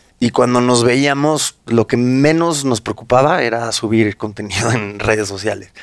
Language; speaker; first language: Spanish; native; Spanish